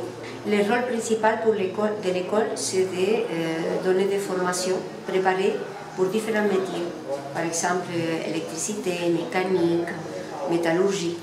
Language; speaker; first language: French; non-native, fluent; Spanish